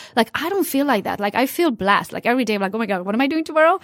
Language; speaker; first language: English; non-native, fluent; Hungarian